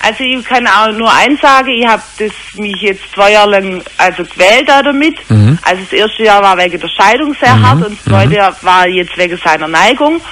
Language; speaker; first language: German; native; German